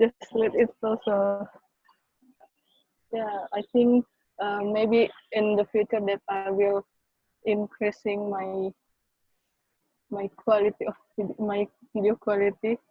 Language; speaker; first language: English; non-native, learner; Indonesian